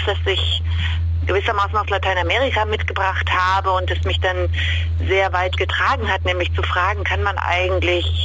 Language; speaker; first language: German; native; German